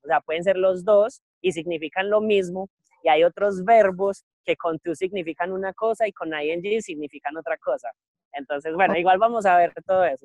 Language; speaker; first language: Spanish; native; Spanish